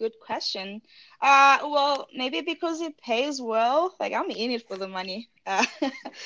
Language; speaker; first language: English; non-native, local second language; Shona